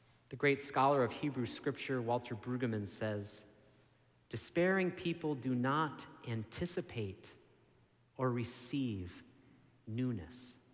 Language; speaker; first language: English; native; English